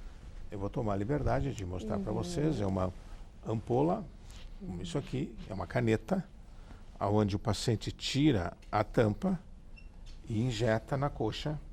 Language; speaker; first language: Portuguese; native; Portuguese